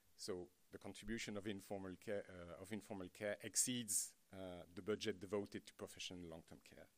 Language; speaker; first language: English; non-native, fluent; French